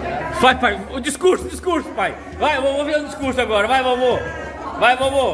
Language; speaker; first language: Portuguese; native; Portuguese